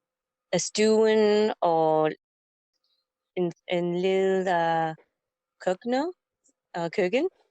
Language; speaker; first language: Danish; non-native, learner; English